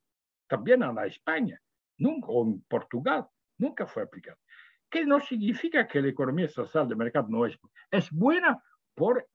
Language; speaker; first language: Spanish; non-native, fluent; Italian